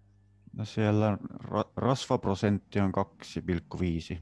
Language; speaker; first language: Finnish; non-native, learner; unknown